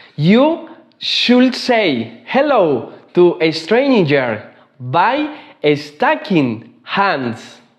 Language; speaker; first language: English; non-native, learner; Spanish